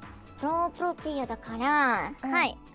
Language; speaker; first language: Japanese; non-native, learner; Indonesian